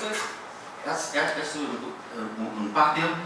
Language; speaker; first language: Spanish; non-native, fluent; English